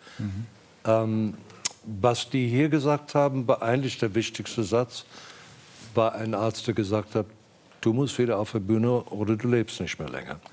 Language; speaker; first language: German; non-native, fluent; English